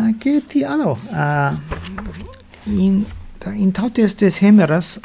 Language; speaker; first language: Greek; non-native, learner; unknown